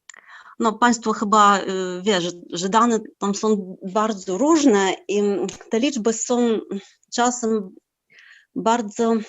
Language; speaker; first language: Polish; non-native, fluent; Ukrainian